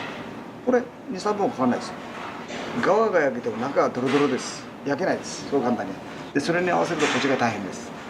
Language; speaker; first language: Japanese; native; Japanese